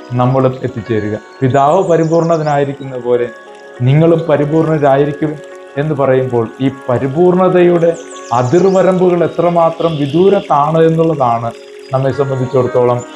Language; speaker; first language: Malayalam; native; Malayalam